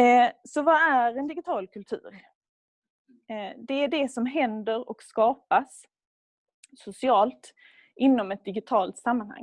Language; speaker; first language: Swedish; native; Swedish